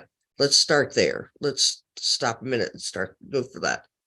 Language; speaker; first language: English; native; English